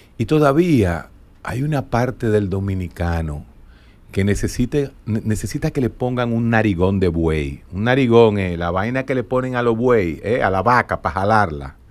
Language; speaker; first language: Spanish; native; Spanish